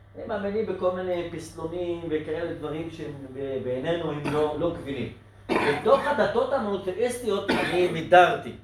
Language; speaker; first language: Hebrew; non-native, local second language; Arabic